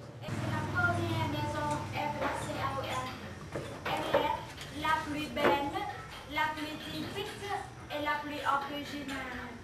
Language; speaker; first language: French; non-native, learner; Vietnamese